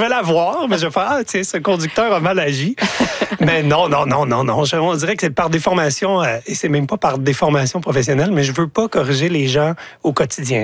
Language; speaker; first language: French; native; French